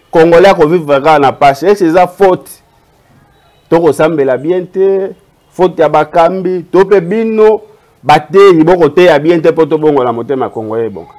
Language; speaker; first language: Lingala; native; Lingala